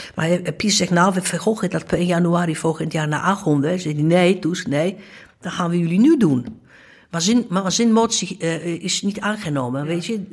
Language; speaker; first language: Dutch; non-native, fluent; Polish